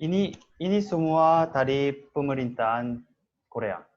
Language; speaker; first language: Indonesian; non-native, learner; Korean